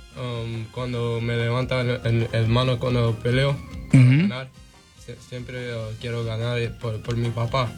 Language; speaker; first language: Spanish; early bilingual, heritage; Spanish